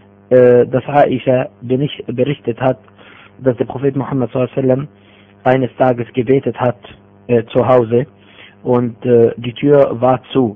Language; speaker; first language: German; non-native, fluent; Arabic